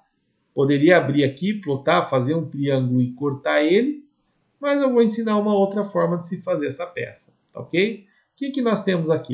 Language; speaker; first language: Portuguese; native; Portuguese